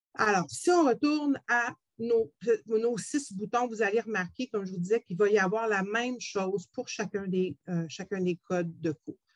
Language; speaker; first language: French; native; French